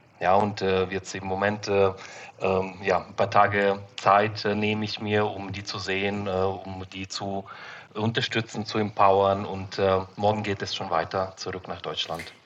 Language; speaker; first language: German; non-native, fluent; Ukrainian